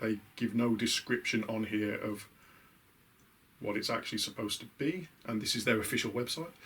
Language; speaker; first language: English; native; English